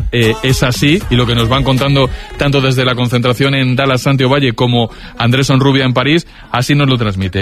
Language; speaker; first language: Spanish; native; Spanish